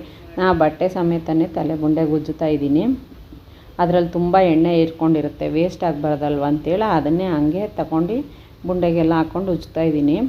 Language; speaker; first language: Kannada; native; Kannada